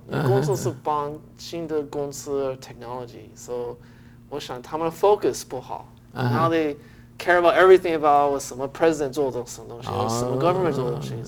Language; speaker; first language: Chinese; early bilingual, heritage; English